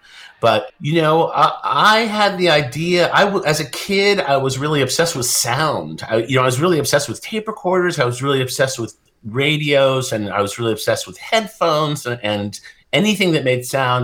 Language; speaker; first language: English; native; English